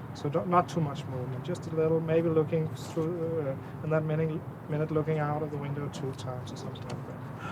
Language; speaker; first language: English; non-native, fluent; Danish